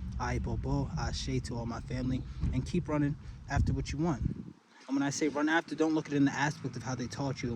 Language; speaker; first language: English; native; English